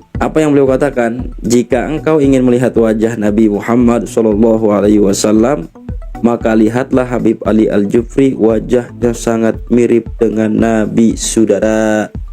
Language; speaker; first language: Indonesian; native; Indonesian